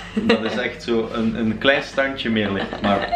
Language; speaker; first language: Dutch; native; Dutch